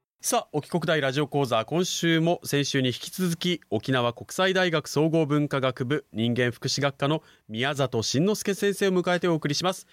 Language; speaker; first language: Japanese; native; Japanese